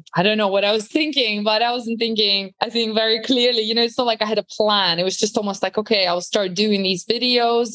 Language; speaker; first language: English; non-native, fluent; Latvian